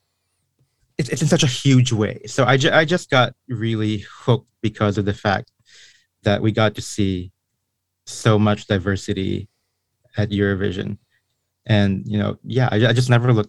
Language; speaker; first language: English; non-native, local second language; Filipino